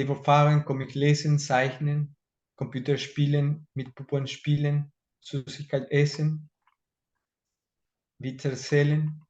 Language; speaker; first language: German; non-native, fluent; Spanish